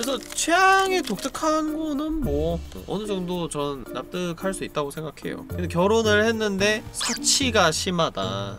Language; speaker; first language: Korean; native; Korean